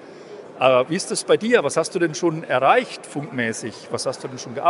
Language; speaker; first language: German; native; German